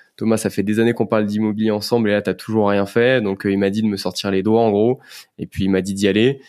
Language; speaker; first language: French; native; French